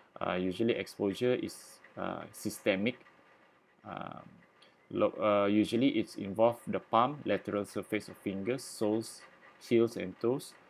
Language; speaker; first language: English; non-native, local second language; Malay